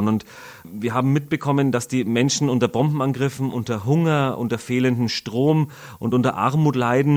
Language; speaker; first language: German; native; German